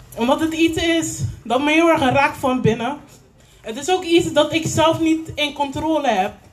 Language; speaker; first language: Dutch; native; Dutch